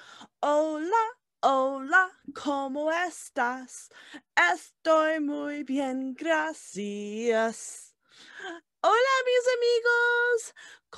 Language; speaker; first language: Spanish; non-native, learner; English